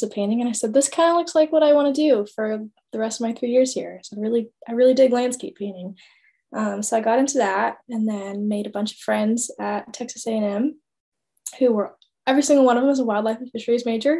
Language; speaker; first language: English; native; English